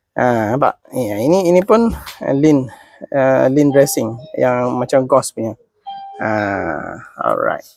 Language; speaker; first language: Malay; native; Malay